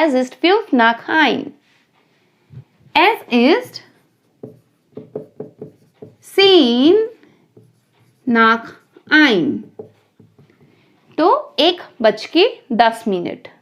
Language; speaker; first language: German; non-native, fluent; Hindi